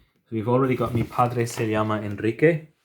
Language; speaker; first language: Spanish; non-native, fluent; English